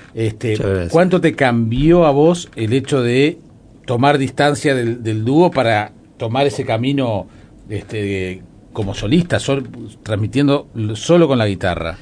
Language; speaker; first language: Spanish; native; Spanish